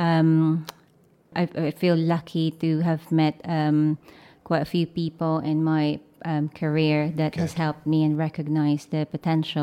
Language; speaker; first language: English; non-native, local second language; Filipino